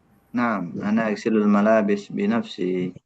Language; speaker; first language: Arabic; non-native, fluent; Indonesian